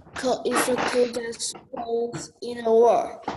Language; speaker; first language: English; non-native, learner; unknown